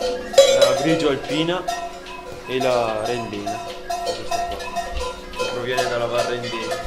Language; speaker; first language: Italian; native; Italian